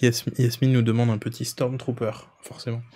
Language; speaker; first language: French; native; French